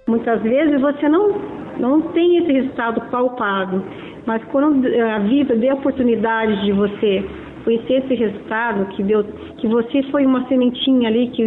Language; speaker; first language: Portuguese; native; Portuguese